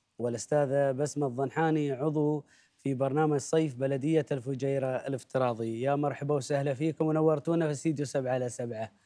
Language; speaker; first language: Arabic; native; Arabic